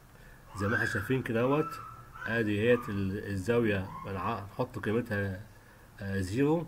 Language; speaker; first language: Arabic; native; Arabic